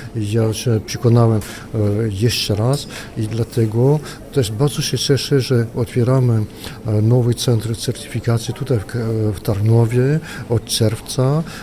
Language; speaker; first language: Polish; non-native, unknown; French